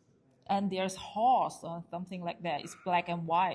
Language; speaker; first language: English; non-native, learner; Chinese